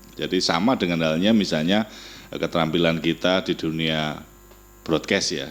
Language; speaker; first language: Indonesian; non-native, local second language; Javanese